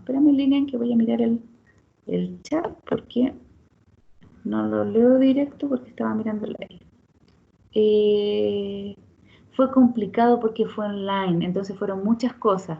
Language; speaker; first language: Spanish; native; Spanish